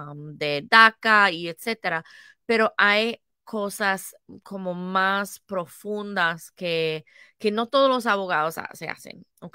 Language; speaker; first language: Spanish; non-native, fluent; English